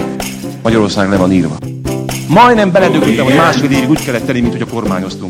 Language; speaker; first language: Hungarian; native; Hungarian